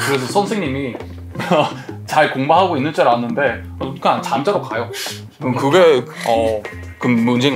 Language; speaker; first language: Korean; non-native, fluent; Swedish